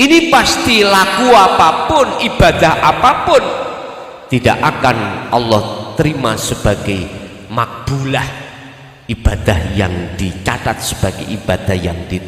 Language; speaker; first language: Indonesian; non-native, local second language; Javanese